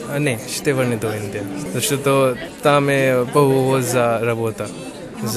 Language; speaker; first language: Bulgarian; non-native, learner; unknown